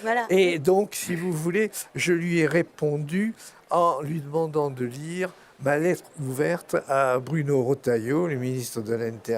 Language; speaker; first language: French; native; French